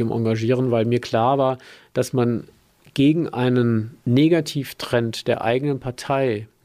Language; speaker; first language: German; native; German